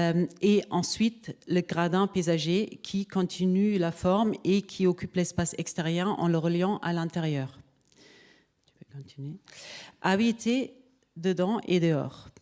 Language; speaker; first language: French; native; French